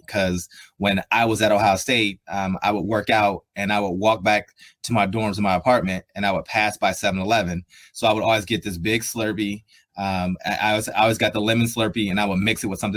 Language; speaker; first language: English; native; English